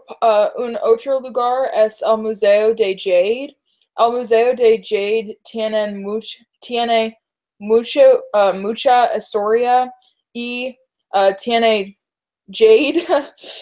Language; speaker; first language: Spanish; non-native, learner; English